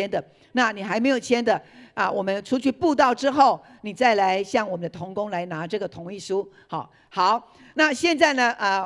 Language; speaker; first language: Chinese; native; Chinese